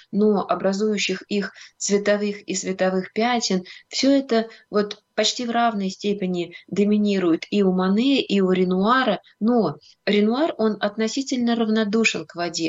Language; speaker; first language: Russian; native; Russian